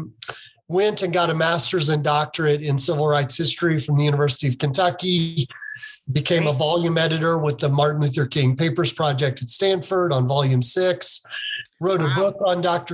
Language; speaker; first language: English; native; English